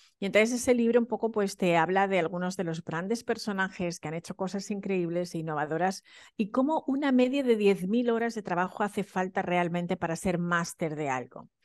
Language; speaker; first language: Spanish; early bilingual, other home language; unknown